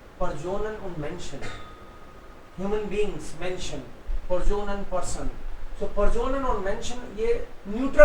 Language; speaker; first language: German; non-native, fluent; Hindi